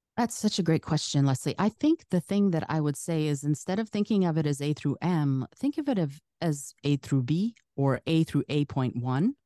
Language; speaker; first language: English; early bilingual, other home language; Russian